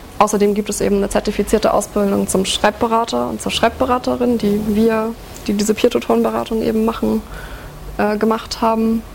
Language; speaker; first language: German; native; German